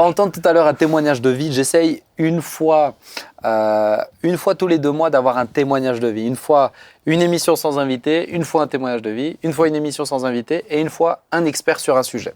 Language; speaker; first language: French; native; French